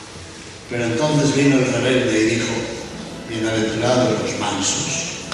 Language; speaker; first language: Spanish; native; Spanish